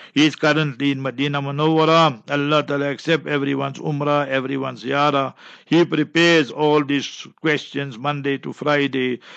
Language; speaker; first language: English; native; English